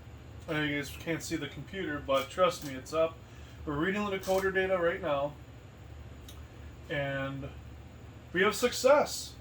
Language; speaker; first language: English; native; English